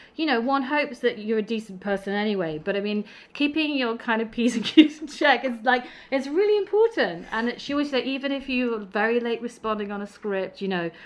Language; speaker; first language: English; native; English